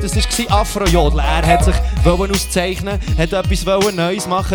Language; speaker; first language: German; native; German